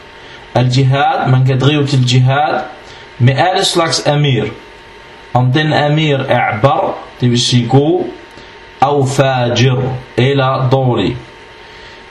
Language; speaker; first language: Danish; non-native, fluent; Arabic